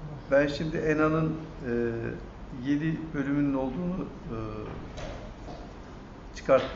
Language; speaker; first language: Turkish; native; Turkish